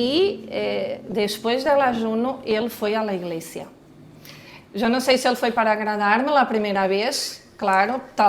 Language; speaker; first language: Spanish; non-native, fluent; Portuguese